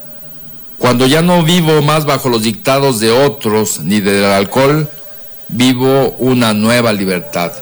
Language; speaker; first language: Spanish; native; Spanish